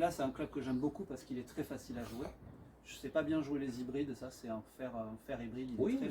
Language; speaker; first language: French; native; French